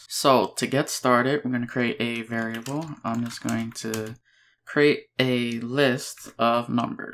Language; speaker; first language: English; native; English